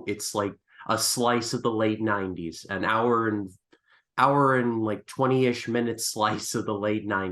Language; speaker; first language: English; native; English